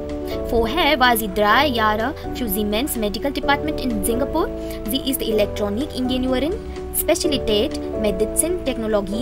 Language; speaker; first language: German; non-native, fluent; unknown